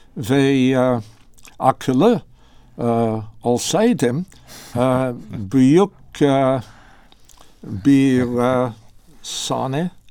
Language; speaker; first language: Turkish; non-native, learner; English